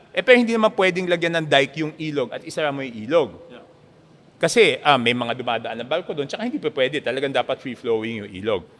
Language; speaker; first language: Filipino; native; Filipino